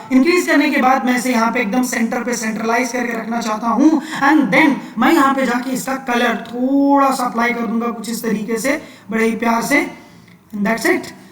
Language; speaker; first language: Hindi; non-native, local second language; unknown